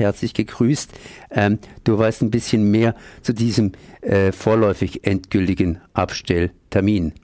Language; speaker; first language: German; native; German